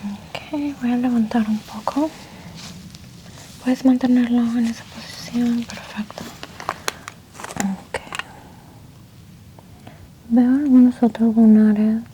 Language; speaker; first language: Spanish; early bilingual, heritage; Spanish